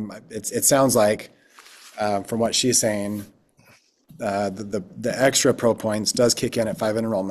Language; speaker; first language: English; native; English